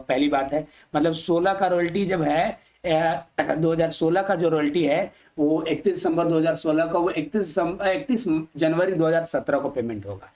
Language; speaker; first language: Hindi; native; Hindi